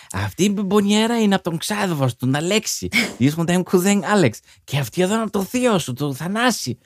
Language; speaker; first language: German; early bilingual, other home language; Greek